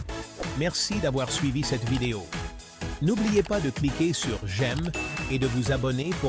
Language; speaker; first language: French; non-native, local second language; Haitian Creole